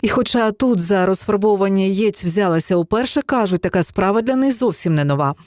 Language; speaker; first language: Ukrainian; native; Ukrainian